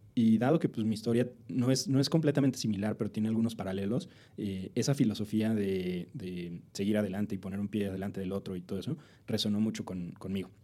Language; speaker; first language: Spanish; native; Spanish